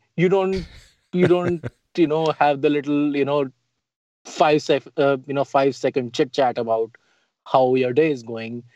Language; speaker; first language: English; non-native, local second language; Hindi